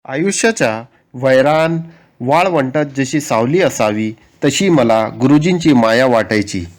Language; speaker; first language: Marathi; non-native, local second language; Urdu